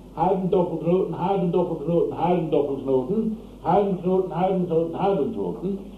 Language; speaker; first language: German; non-native, fluent; English